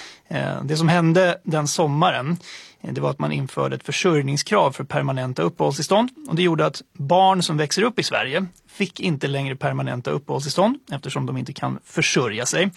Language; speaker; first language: Swedish; native; Swedish